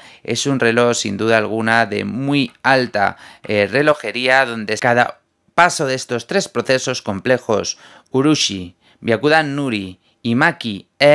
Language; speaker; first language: Spanish; native; Spanish